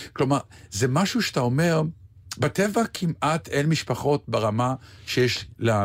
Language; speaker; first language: Hebrew; native; Hebrew